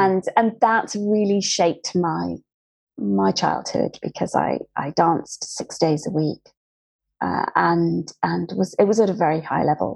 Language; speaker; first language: English; native; English